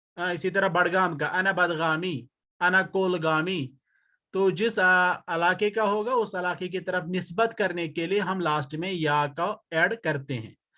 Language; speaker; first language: Urdu; native; Urdu